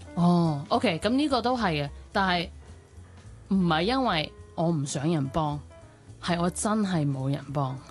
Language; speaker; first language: Chinese; non-native, local second language; Cantonese